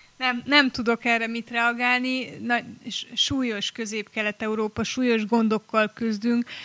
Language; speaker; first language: Hungarian; native; Hungarian